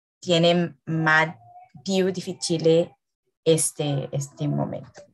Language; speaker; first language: Spanish; non-native, learner; Portuguese